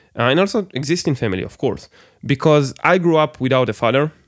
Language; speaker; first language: English; non-native, fluent; Hebrew